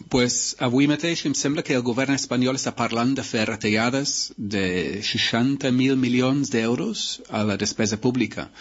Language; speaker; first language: Catalan; non-native, local second language; Spanish